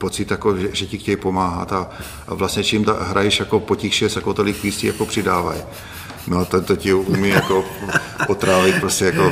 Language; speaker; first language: Czech; non-native, fluent; Hungarian